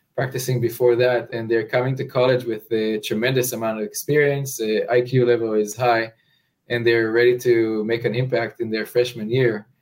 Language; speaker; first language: English; non-native, fluent; Hebrew